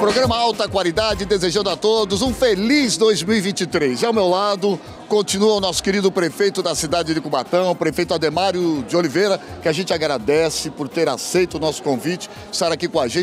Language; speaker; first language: Portuguese; native; Portuguese